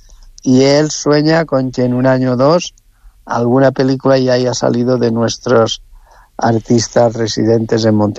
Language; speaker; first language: Spanish; native; Spanish